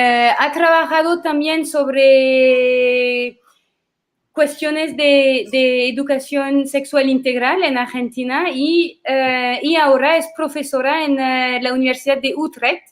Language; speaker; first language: Spanish; non-native, fluent; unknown